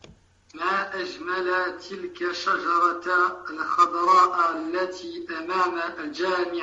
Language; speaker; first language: Arabic; non-native, learner; French